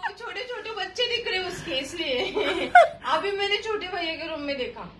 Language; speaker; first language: Hindi; non-native, local second language; Marathi